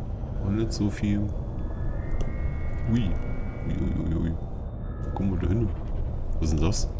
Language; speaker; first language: German; native; German